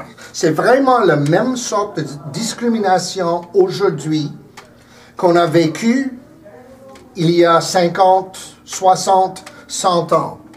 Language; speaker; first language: French; early bilingual, heritage; English